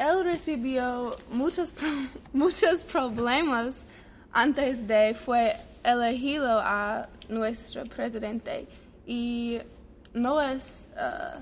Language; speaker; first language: Spanish; non-native, learner; English